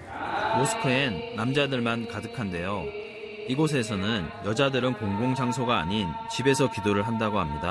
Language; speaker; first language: Korean; native; Korean